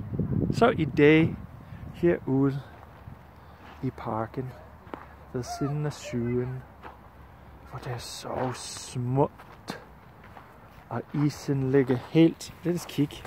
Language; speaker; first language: Danish; non-native, learner; English